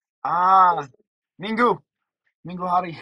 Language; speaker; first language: Indonesian; non-native, learner; English